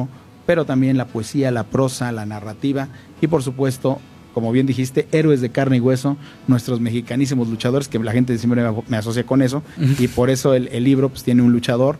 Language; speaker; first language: Spanish; native; Spanish